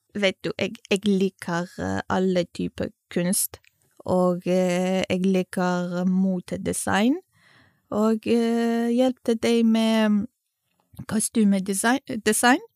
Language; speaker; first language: Norwegian; non-native, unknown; Kurdish